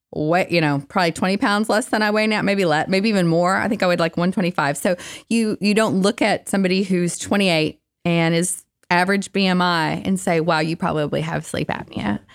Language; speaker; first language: English; native; English